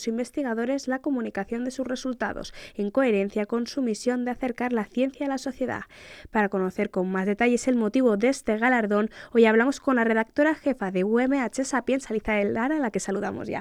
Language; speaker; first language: Spanish; native; Spanish